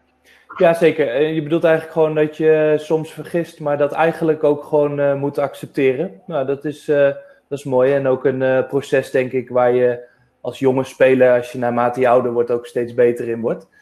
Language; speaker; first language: Dutch; native; Dutch